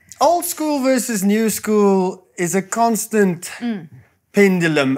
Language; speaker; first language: English; non-native, local second language; Afrikaans